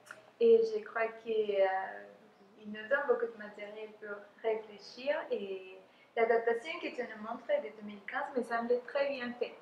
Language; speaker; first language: French; non-native, fluent; Spanish